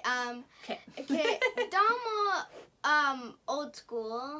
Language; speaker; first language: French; non-native, local second language; English